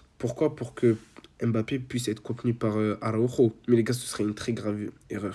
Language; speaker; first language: French; native; French